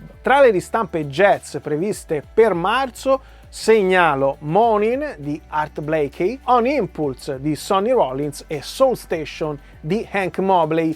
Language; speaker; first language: Italian; native; Italian